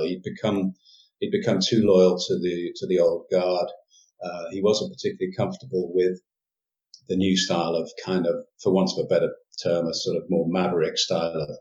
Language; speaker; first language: English; native; English